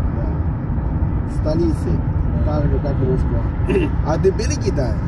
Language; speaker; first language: Russian; non-native, learner; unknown